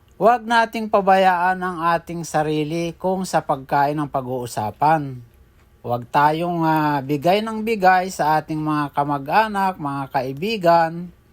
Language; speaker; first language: Filipino; native; Filipino